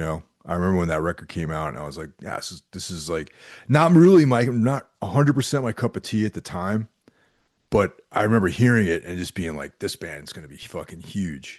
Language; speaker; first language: English; native; English